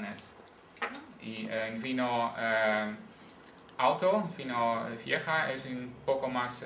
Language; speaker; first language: Spanish; non-native, learner; Dutch